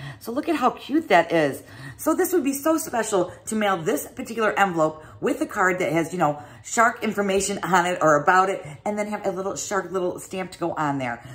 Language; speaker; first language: English; native; English